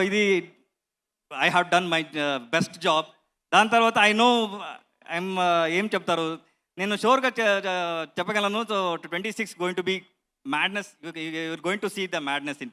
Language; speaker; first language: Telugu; non-native, learner; Kannada